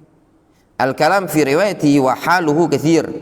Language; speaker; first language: Arabic; non-native, fluent; Indonesian